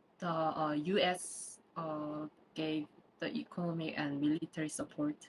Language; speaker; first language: English; non-native, fluent; Korean